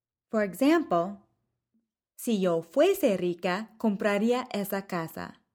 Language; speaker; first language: Spanish; non-native, fluent; English